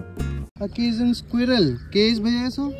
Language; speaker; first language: Spanish; non-native, learner; Hindi